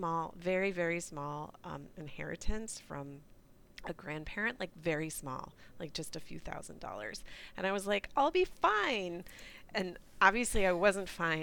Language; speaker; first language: English; native; English